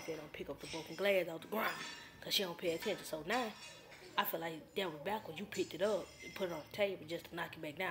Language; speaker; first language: English; native; English